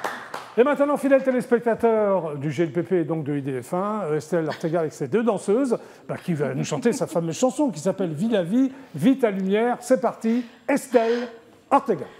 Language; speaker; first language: French; native; French